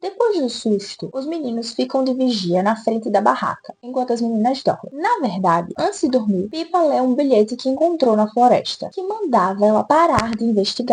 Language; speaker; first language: Portuguese; native; Portuguese